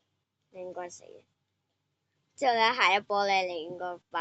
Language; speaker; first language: Chinese; native; Chinese